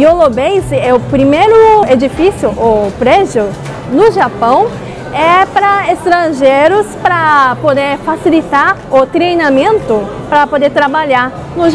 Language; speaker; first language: Portuguese; non-native, learner; Japanese